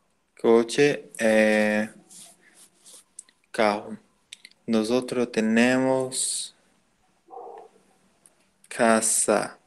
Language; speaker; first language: Spanish; non-native, learner; Portuguese